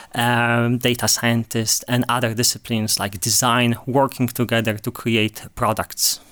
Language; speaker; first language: English; non-native, fluent; Polish